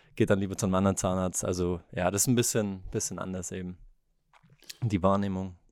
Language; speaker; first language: German; native; German